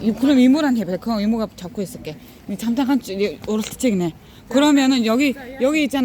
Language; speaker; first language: Korean; non-native, fluent; Mongolian